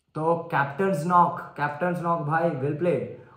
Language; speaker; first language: Hindi; non-native, learner; Sinhala